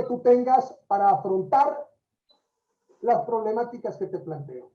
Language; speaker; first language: Spanish; native; Spanish